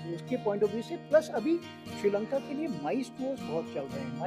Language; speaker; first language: Hindi; native; Hindi